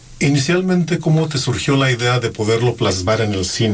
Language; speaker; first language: Spanish; native; Spanish